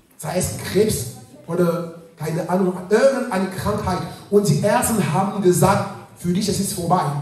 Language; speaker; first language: German; non-native, fluent; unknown